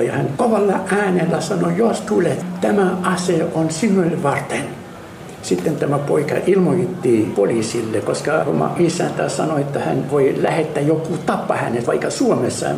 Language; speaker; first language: Finnish; non-native, learner; Arabic